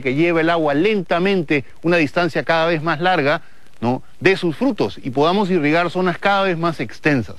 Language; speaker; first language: Spanish; native; Spanish